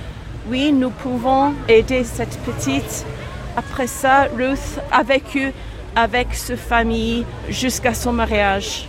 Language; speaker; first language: French; non-native, learner; English